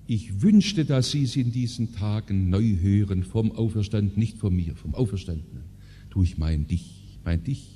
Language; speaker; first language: German; native; German